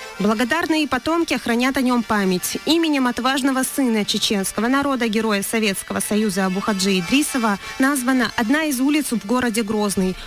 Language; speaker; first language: Russian; non-native, local second language; Chechen